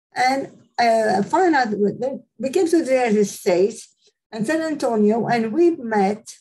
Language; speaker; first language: English; non-native, fluent; French